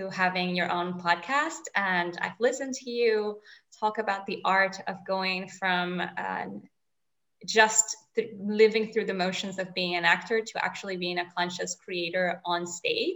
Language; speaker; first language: English; non-native, fluent; Spanish